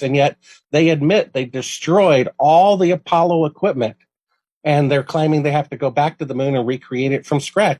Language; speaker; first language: English; native; English